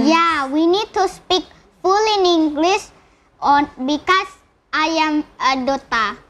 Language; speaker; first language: English; non-native, learner; Indonesian